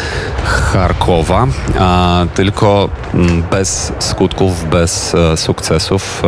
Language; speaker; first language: Polish; non-native, fluent; Ukrainian